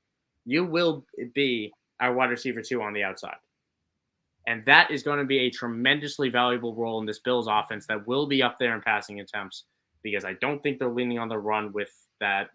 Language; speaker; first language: English; native; English